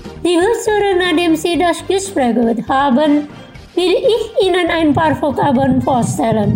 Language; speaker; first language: German; non-native, fluent; Indonesian